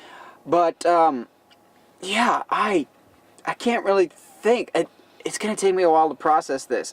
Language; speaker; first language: English; native; English